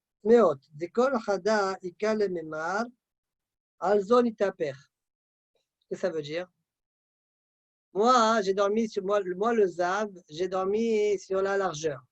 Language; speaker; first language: French; native; French